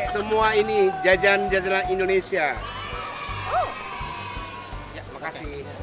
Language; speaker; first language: Indonesian; non-native, fluent; Japanese